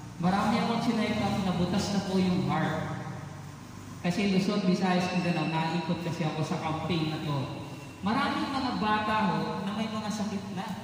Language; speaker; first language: Filipino; non-native, local second language; Cebuano